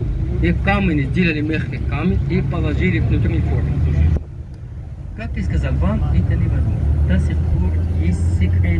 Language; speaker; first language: Russian; non-native, learner; Arabic